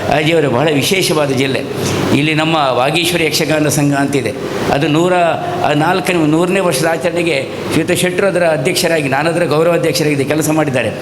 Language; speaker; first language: Kannada; non-native, local second language; Tulu